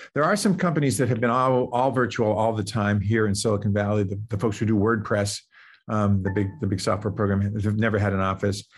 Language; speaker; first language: English; native; English